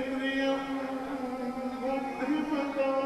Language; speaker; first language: Hindi; native; Hindi